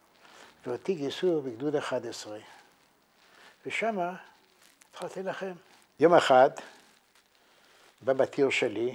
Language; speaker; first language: Hebrew; non-native, fluent; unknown